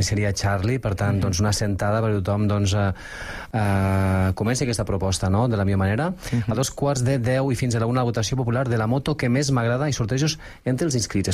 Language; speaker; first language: Catalan; native; Catalan